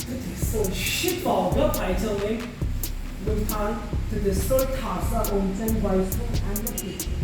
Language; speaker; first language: Vietnamese; non-native, learner; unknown